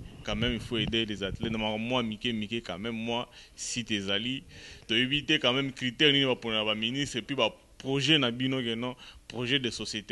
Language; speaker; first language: French; non-native, local second language; Lingala